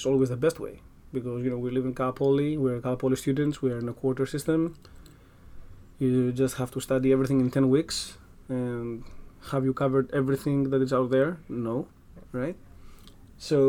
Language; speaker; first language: English; non-native, fluent; Greek